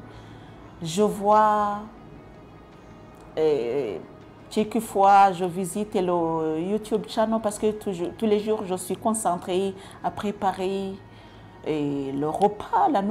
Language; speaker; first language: French; non-native, local second language; Kinyarwanda